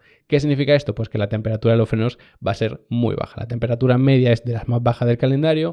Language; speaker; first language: Spanish; native; Spanish